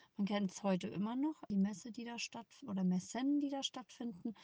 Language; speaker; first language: German; native; German